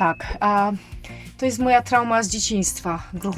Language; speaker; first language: Polish; native; Polish